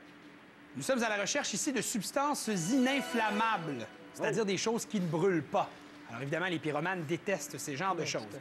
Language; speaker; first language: French; native; French